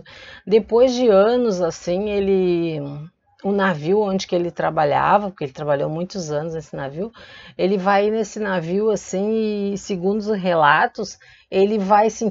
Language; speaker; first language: Portuguese; native; Portuguese